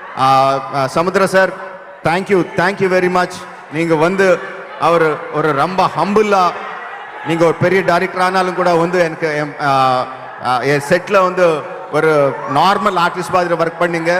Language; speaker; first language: Tamil; non-native, local second language; Telugu